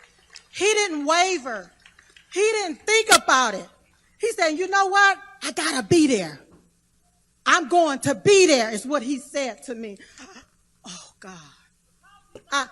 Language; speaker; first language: English; native; English